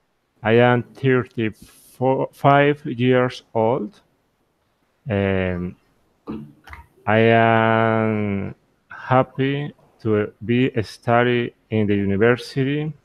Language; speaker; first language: English; non-native, learner; Spanish